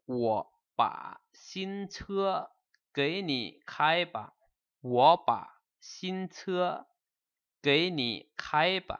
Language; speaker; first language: Chinese; non-native, fluent; Lao